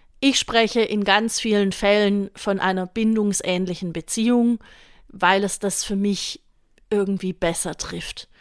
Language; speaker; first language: German; native; German